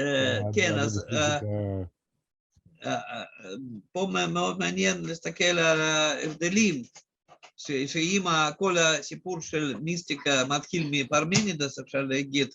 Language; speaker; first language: Hebrew; non-native, fluent; Russian